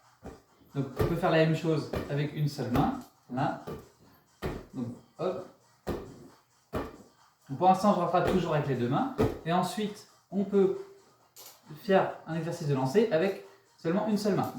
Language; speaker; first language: French; native; French